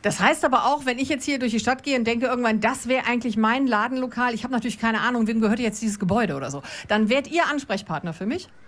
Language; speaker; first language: German; native; German